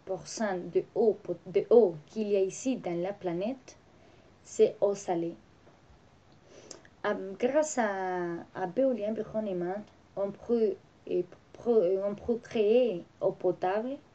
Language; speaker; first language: French; non-native, learner; Spanish